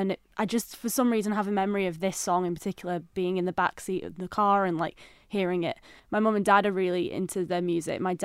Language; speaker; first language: English; native; English